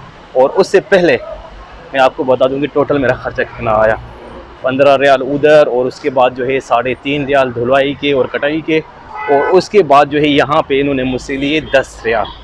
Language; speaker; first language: Hindi; native; Hindi